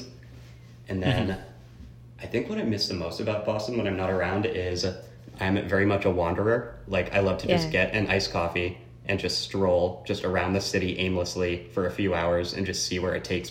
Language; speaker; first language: English; native; English